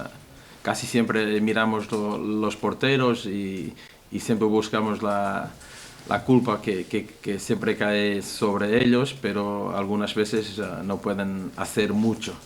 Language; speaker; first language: Spanish; non-native, fluent; Portuguese